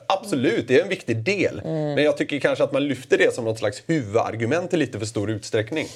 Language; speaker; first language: Swedish; native; Swedish